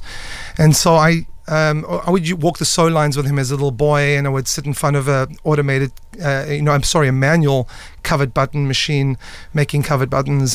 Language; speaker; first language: English; native; English